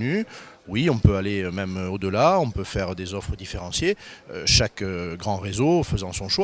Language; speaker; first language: French; native; French